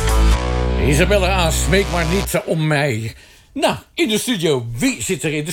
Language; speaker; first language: Dutch; native; Dutch